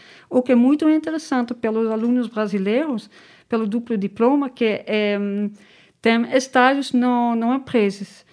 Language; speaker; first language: Portuguese; non-native, learner; Dutch